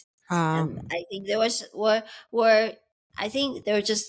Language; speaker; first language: English; early bilingual, other home language; Chinese